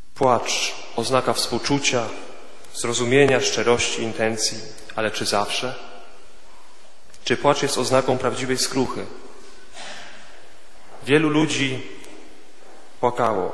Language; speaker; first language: Polish; native; Polish